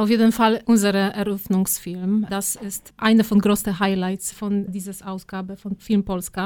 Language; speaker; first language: German; non-native, fluent; Polish